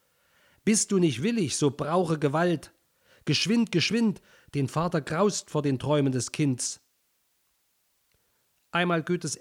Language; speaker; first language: German; native; German